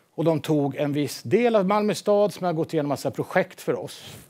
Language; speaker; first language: Swedish; native; Swedish